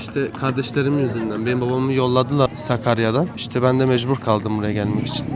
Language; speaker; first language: Turkish; non-native, fluent; Arabic